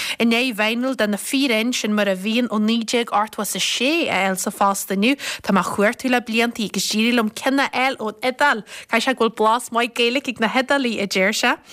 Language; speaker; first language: Irish; native; Irish